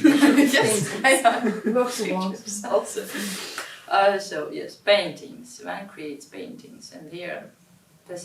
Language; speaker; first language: English; non-native, learner; Russian